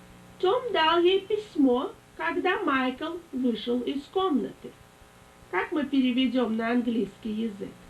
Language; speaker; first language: Russian; native; Russian